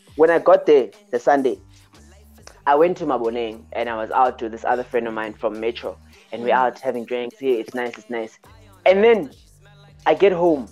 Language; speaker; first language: English; early bilingual, other home language; Xhosa